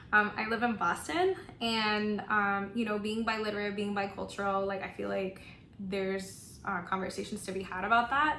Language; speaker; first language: English; non-native, local second language; Spanish